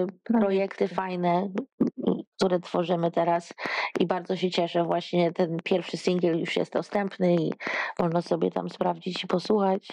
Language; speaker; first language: Polish; early bilingual, heritage; Polish